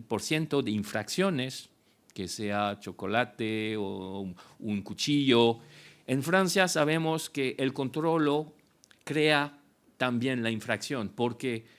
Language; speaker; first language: Spanish; non-native, fluent; French